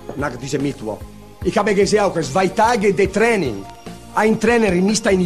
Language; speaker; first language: German; non-native, learner; Italian